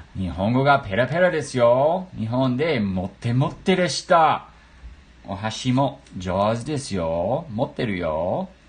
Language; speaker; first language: Japanese; non-native, learner; English